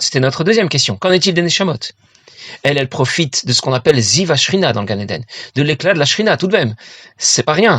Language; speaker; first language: French; native; French